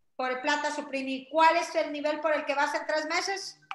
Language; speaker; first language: Spanish; native; Spanish